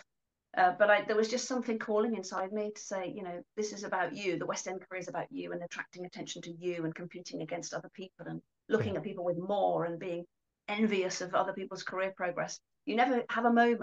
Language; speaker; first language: English; native; English